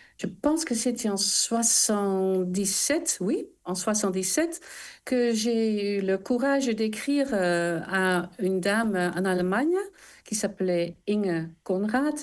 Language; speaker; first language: French; non-native, fluent; Dutch